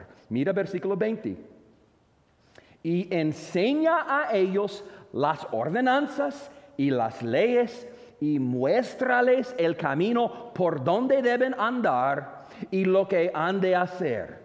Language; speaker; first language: Spanish; non-native, fluent; English